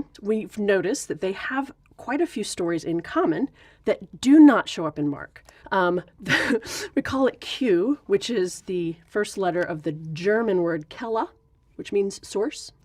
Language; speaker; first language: English; native; English